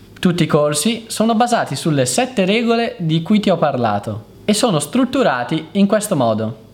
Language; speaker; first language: Italian; native; Italian